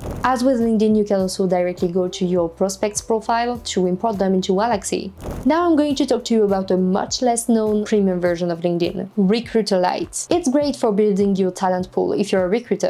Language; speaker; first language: English; non-native, fluent; French